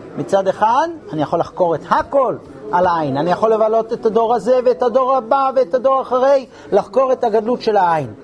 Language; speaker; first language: Hebrew; non-native, fluent; English